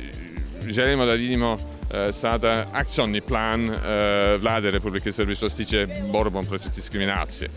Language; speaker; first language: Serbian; non-native, fluent; English